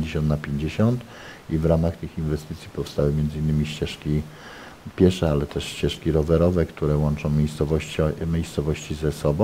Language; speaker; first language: Polish; native; Polish